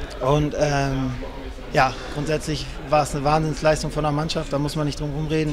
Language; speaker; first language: German; native; German